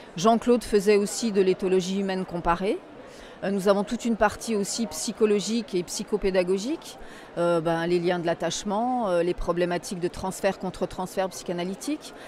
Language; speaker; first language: French; native; French